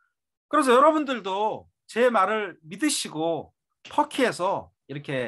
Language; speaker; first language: Korean; native; Korean